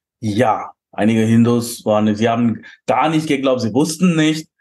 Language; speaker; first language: German; non-native, fluent; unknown